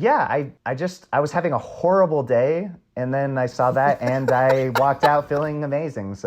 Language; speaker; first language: English; native; English